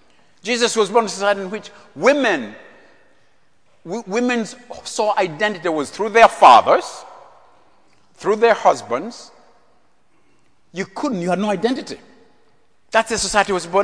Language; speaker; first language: English; non-native, local second language; Ganda